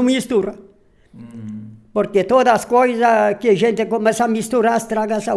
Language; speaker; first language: Portuguese; non-native, local second language; Polish